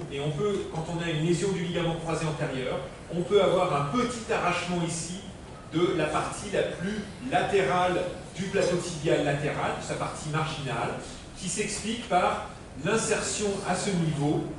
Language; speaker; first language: French; native; French